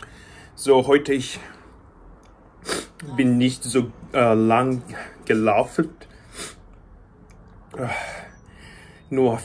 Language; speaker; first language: German; non-native, learner; Korean